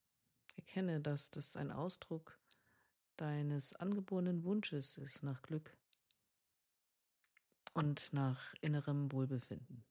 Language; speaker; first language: German; native; German